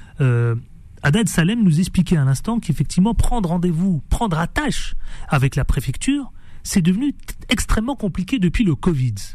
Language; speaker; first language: French; native; French